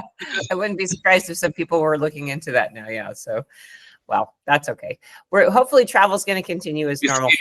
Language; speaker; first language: English; non-native, fluent; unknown